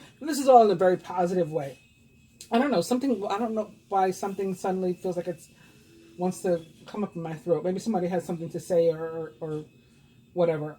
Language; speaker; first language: English; native; English